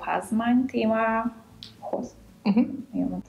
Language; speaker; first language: Hungarian; non-native, fluent; Polish